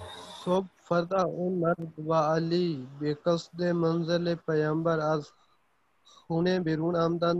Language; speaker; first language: Persian; non-native, learner; Urdu